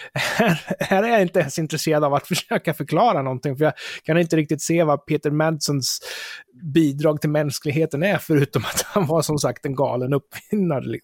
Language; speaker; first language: Swedish; native; Swedish